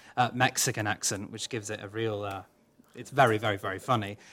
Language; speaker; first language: English; non-native, local second language; Welsh